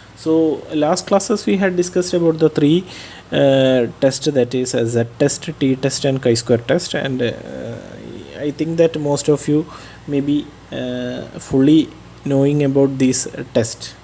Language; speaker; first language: English; non-native, local second language; Malayalam